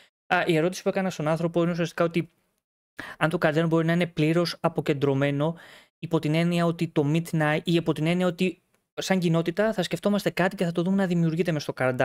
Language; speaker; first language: Greek; native; Greek